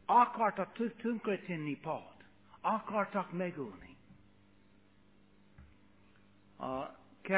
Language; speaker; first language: Hungarian; non-native, fluent; English